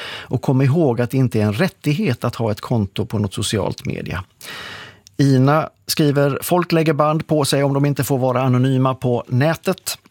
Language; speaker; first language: Swedish; native; Swedish